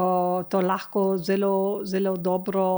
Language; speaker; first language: Slovenian; non-native, learner; German